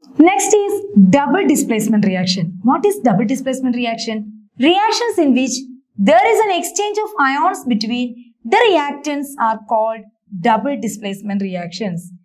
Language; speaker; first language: English; non-native, local second language; Malayalam